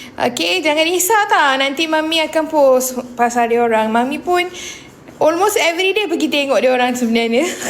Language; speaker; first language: Malay; non-native, local second language; Tamil